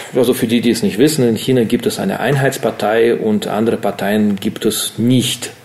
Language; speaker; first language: German; early bilingual, other home language; Russian